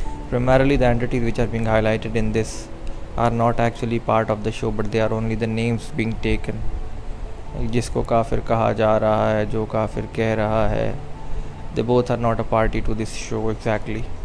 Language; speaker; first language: English; non-native, local second language; Urdu